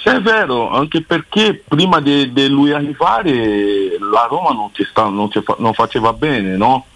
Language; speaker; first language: Italian; non-native, learner; Portuguese